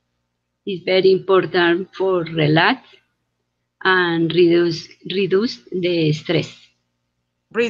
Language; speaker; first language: English; non-native, learner; Spanish